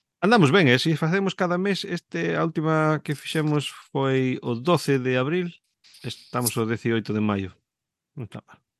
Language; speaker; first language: Galician; early bilingual, heritage; Galician